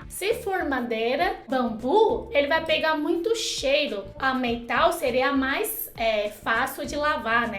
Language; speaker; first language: Portuguese; non-native, fluent; Chinese